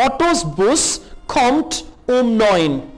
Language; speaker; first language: German; non-native, fluent; Urdu